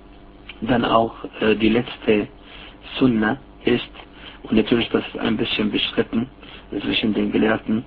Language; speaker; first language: German; non-native, fluent; Arabic